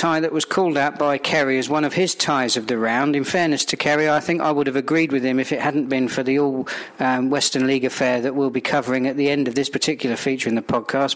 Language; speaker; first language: English; native; English